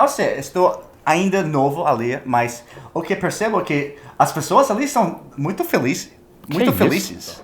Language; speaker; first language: Portuguese; non-native, fluent; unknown